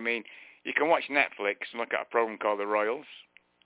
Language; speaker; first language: English; native; English